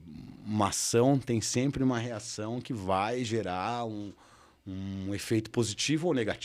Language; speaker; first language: Portuguese; native; Portuguese